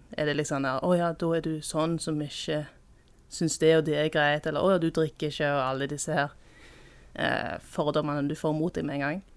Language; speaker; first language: Norwegian; native; Norwegian